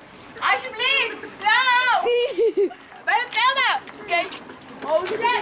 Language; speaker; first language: Dutch; native; Dutch